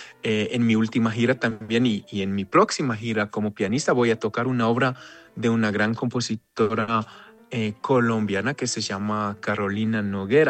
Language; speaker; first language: Spanish; non-native, fluent; Hebrew